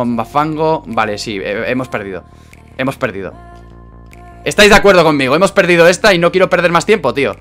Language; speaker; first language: Spanish; native; Spanish